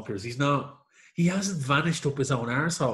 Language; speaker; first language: English; native; English